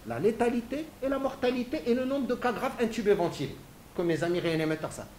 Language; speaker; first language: French; non-native, local second language; Arabic